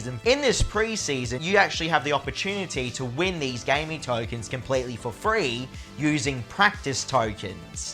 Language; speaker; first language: English; native; English